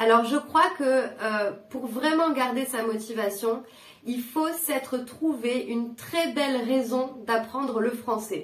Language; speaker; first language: French; native; French